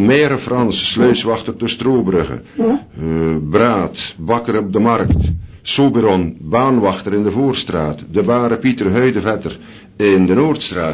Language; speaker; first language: Dutch; native; Dutch